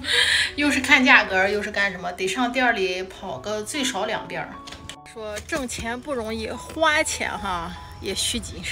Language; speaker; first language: Chinese; native; Chinese